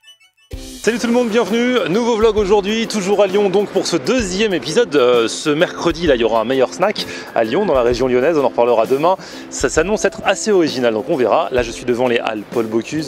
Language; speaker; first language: French; native; French